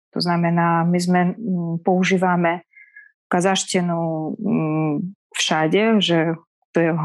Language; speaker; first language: Slovak; non-native, fluent; Kazakh